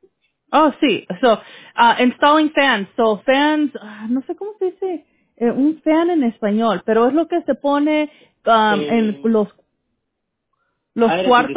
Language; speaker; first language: Spanish; early bilingual, heritage; Spanish